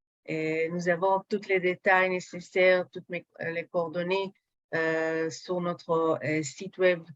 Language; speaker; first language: French; non-native, fluent; Hebrew